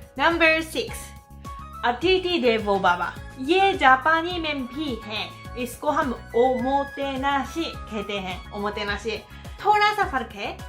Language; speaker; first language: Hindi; non-native, fluent; Japanese